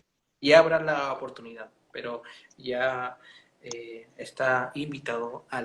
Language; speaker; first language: Spanish; native; Spanish